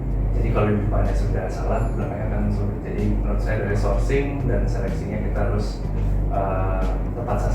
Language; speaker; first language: Indonesian; native; Indonesian